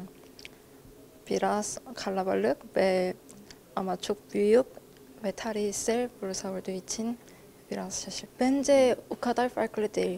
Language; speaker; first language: Turkish; non-native, learner; Korean